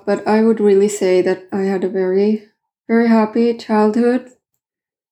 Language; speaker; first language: English; non-native, fluent; Swedish